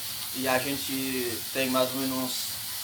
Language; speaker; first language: Portuguese; non-native, learner; Haitian Creole